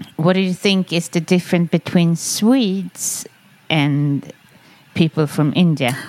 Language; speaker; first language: English; non-native, fluent; Swedish